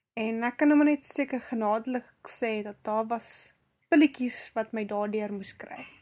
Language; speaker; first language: Afrikaans; native; Afrikaans